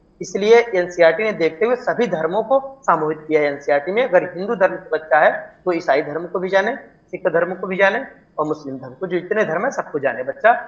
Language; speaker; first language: Hindi; native; Hindi